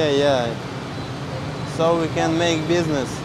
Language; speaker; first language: English; non-native, learner; Russian